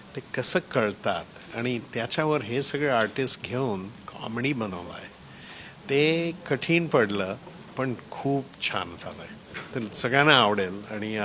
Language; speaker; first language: Marathi; early bilingual, heritage; Marathi